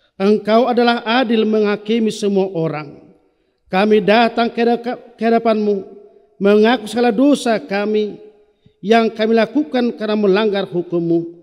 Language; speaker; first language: Indonesian; non-native, local second language; Batak Toba